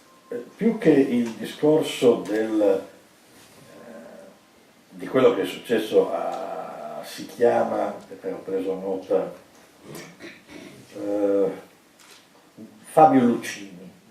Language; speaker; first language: Italian; native; Italian